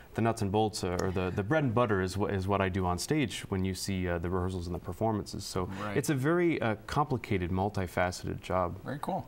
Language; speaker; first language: English; native; English